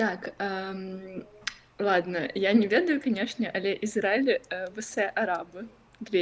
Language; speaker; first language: Belarusian; non-native, local second language; Russian